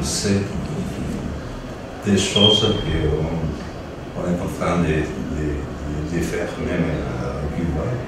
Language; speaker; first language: French; non-native, learner; Spanish